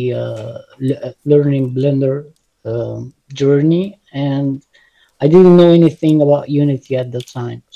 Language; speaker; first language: English; non-native, fluent; Arabic